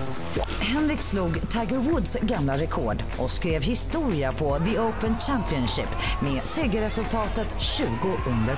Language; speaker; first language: Swedish; native; Swedish